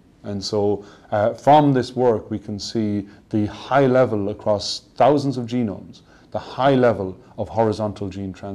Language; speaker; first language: English; native; English